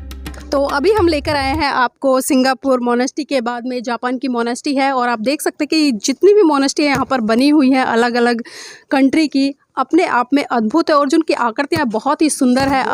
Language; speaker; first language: Hindi; native; Hindi